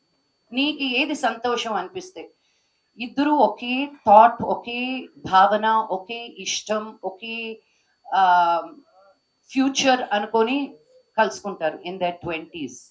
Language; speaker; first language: Telugu; native; Telugu